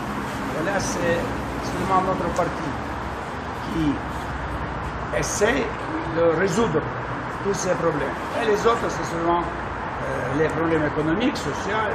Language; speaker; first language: French; non-native, learner; Russian